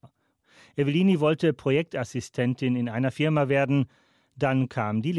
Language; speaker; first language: German; native; German